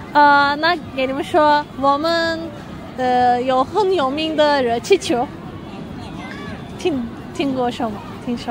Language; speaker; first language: Chinese; non-native, learner; Turkish